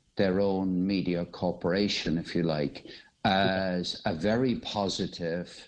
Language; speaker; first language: English; native; English